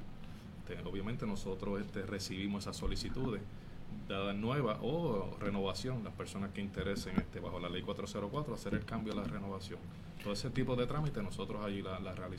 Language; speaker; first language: Spanish; native; Spanish